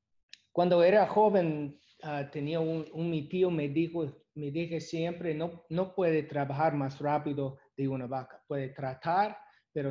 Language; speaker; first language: Spanish; non-native, learner; English